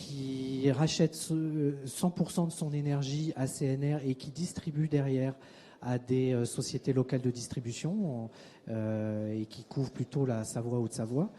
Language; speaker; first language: French; native; French